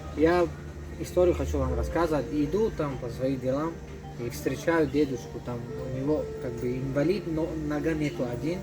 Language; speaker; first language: Russian; non-native, learner; Tajik